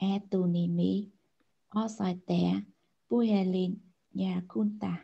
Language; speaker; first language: Finnish; non-native, learner; Vietnamese